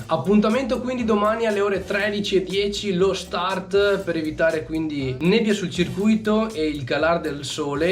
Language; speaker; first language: Italian; native; Italian